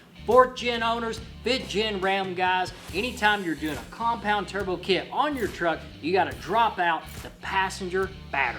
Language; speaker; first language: English; native; English